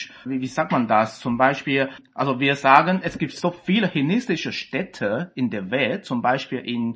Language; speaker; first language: German; non-native, fluent; Chinese